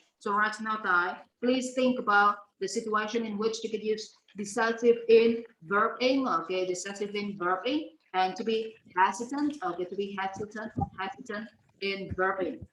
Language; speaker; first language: English; non-native, fluent; Vietnamese